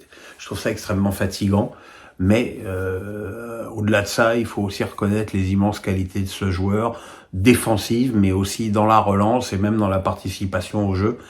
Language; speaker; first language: French; native; French